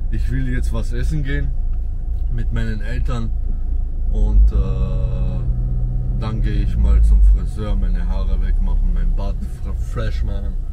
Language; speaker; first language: German; early bilingual, other home language; Albanian